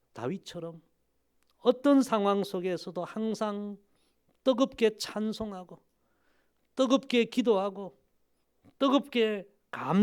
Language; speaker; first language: Korean; native; Korean